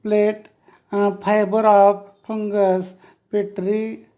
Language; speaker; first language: English; non-native, local second language; Marathi